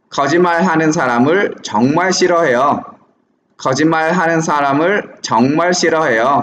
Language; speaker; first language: Korean; non-native, fluent; Vietnamese